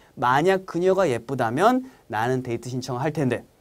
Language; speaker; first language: Korean; native; Korean